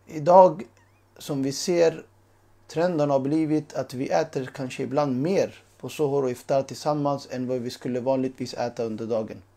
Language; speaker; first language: Swedish; early bilingual, other home language; Urdu